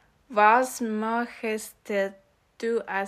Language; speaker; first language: German; non-native, learner; English